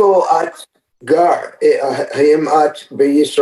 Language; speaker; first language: Hebrew; non-native, learner; English